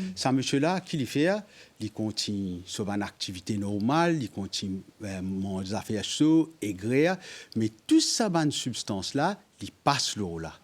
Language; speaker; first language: French; non-native, local second language; Morisyen